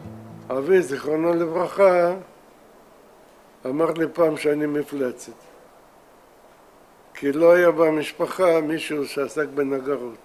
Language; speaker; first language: Hebrew; non-native, fluent; Russian